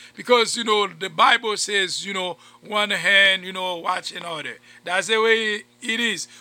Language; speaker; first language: English; non-native, fluent; Haitian Creole